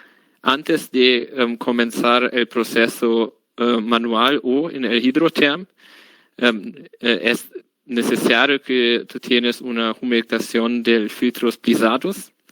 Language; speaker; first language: Spanish; non-native, learner; German